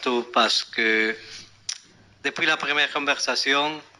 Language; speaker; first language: French; non-native, fluent; Spanish